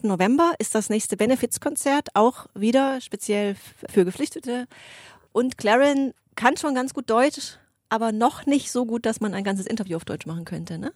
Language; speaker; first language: German; native; German